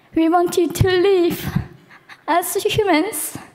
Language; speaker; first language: English; non-native, fluent; Korean